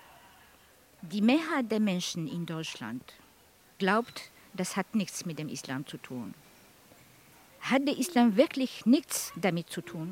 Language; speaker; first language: German; non-native, fluent; Arabic